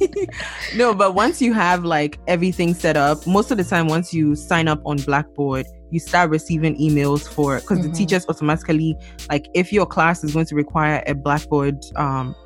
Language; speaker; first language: English; non-native, local second language; Akan